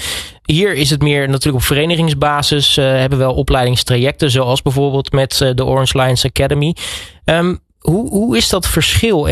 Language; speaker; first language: Dutch; native; Dutch